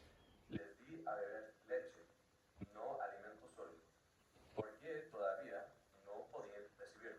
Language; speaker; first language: Spanish; non-native, fluent; English